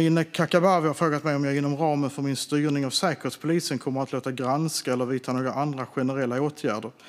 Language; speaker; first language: Swedish; native; Swedish